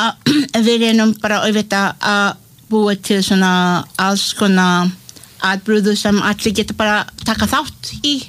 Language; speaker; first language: Icelandic; non-native, learner; Malay